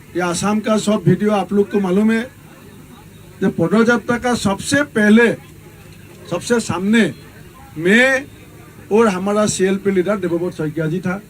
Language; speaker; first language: Hindi; non-native, local second language; Assamese